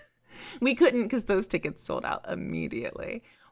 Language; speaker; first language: English; native; English